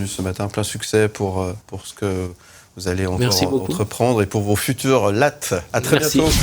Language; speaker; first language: French; native; French